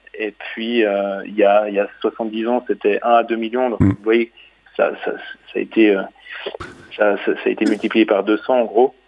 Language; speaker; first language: French; native; French